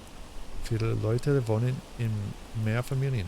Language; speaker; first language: German; non-native, learner; English